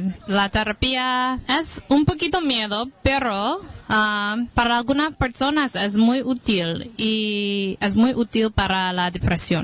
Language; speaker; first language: Spanish; non-native, learner; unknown